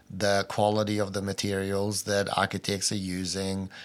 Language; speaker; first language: English; early bilingual, other home language; Albanian